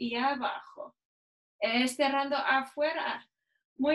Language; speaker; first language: Spanish; non-native, learner; English